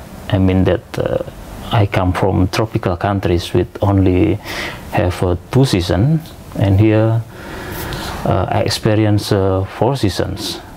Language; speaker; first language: English; non-native, learner; Indonesian